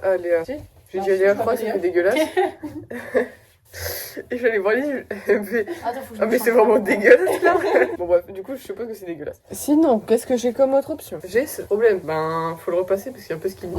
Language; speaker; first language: French; native; French